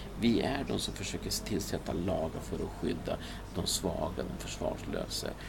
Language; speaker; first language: Swedish; early bilingual, other home language; Spanish